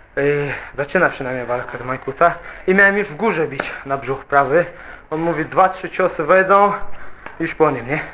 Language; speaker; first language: Polish; non-native, fluent; Chechen